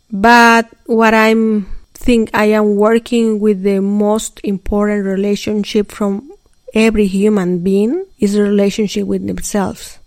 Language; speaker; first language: English; non-native, fluent; Spanish